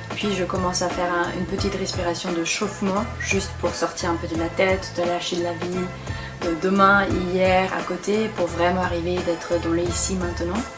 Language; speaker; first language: French; non-native, fluent; German